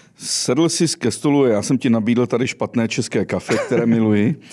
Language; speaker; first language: Czech; native; Czech